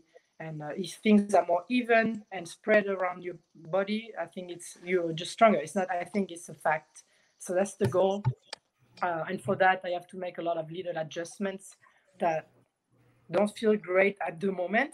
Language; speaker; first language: English; non-native, fluent; French